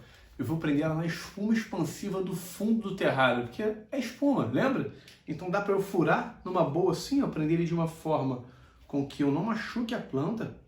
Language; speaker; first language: Portuguese; native; Portuguese